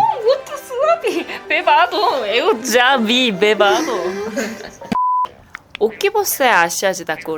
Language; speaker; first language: Portuguese; non-native, learner; Korean